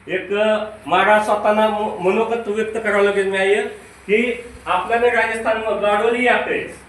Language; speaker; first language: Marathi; non-native, local second language; Rajasthani